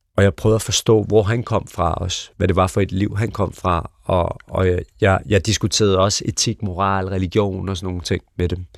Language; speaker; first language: Danish; early bilingual, other home language; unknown